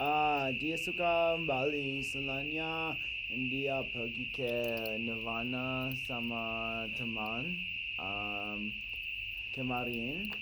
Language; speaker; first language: Indonesian; non-native, learner; English